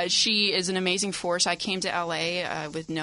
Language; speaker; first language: English; native; English